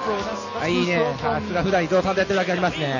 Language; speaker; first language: Japanese; native; Japanese